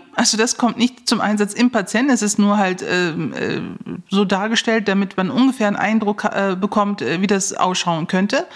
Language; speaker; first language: German; native; German